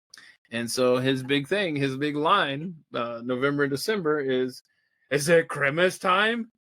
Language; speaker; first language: English; native; English